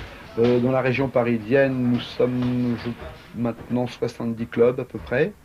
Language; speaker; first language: French; native; French